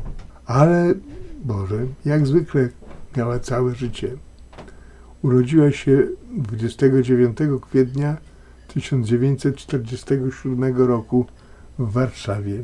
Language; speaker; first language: Polish; native; Polish